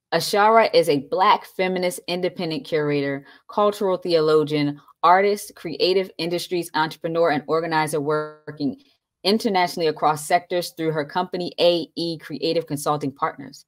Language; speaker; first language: English; native; English